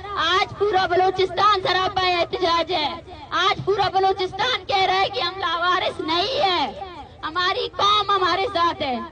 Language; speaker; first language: Urdu; non-native, local second language; Baluchi